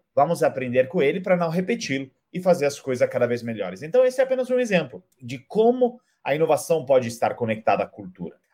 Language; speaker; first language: Portuguese; non-native, fluent; Italian